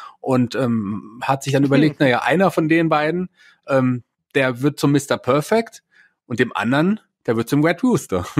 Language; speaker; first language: German; native; German